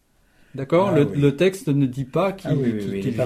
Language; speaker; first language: French; native; French